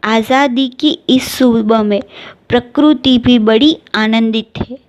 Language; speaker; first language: Hindi; non-native, local second language; Gujarati